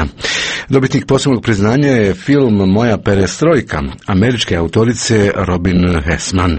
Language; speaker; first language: Croatian; native; Croatian